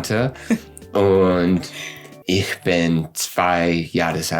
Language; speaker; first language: German; non-native, learner; English